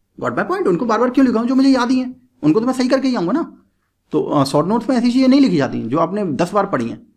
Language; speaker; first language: Hindi; native; Hindi